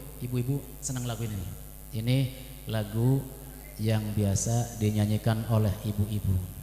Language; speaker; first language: Malay; non-native, local second language; Javanese